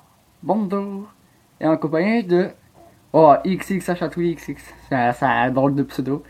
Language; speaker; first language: French; native; French